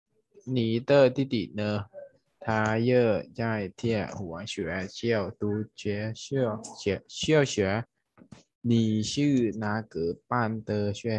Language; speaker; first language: Chinese; non-native, learner; Thai